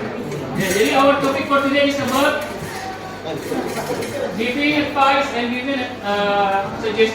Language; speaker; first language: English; non-native, fluent; Indonesian